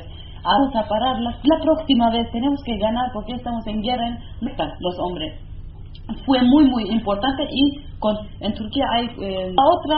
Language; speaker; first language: Spanish; non-native, learner; Kurdish